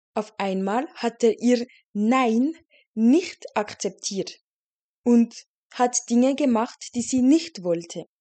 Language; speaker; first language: German; non-native, fluent; French